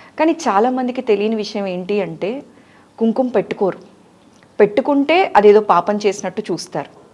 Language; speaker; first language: Telugu; native; Telugu